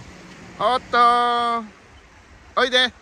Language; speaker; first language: Japanese; native; Japanese